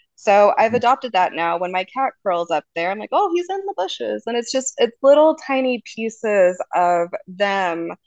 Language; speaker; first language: English; native; English